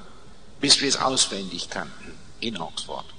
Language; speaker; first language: German; non-native, fluent; English